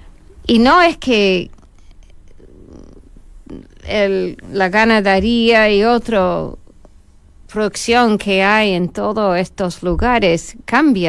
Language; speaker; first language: Spanish; non-native, fluent; English